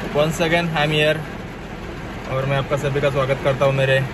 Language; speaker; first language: Hindi; non-native, local second language; Marathi